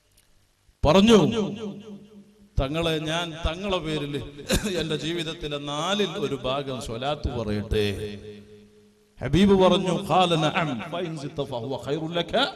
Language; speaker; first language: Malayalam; native; Malayalam